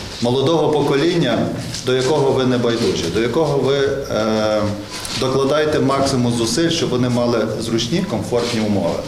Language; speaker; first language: Ukrainian; native; Ukrainian